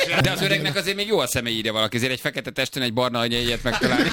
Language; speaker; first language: Hungarian; native; Hungarian